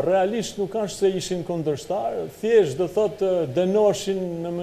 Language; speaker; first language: Albanian; early bilingual, heritage; Albanian